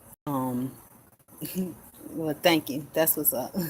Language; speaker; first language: English; native; English